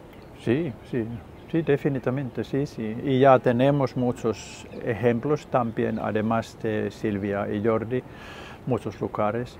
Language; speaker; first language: Spanish; non-native, learner; Finnish